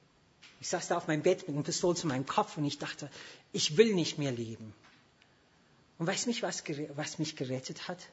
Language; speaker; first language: German; non-native, fluent; English